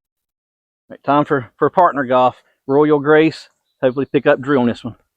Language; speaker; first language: English; native; English